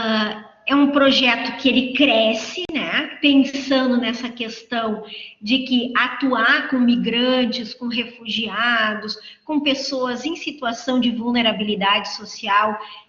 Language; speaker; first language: Portuguese; native; Portuguese